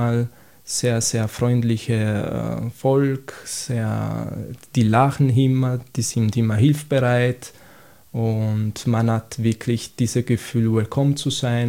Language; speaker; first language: German; non-native, fluent; Italian